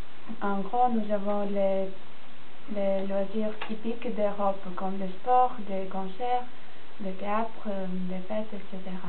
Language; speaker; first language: French; non-native, fluent; Latvian